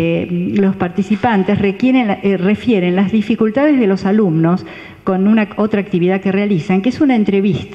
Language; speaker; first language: Spanish; native; Spanish